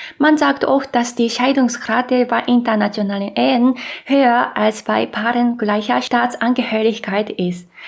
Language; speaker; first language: German; non-native, fluent; Japanese